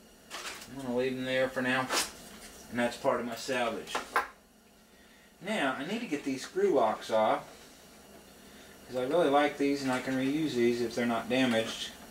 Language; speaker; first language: English; native; English